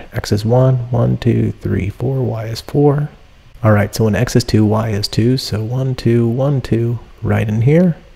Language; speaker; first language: English; native; English